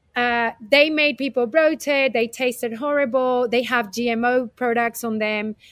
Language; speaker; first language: English; non-native, fluent; Spanish